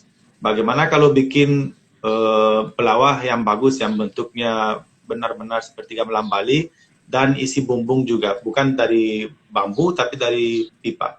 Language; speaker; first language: Indonesian; non-native, fluent; Romanian